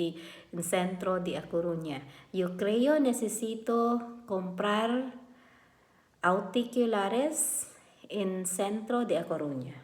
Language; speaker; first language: Spanish; non-native, learner; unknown